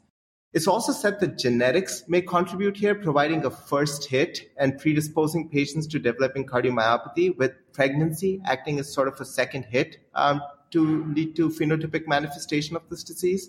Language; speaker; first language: English; non-native, local second language; Hindi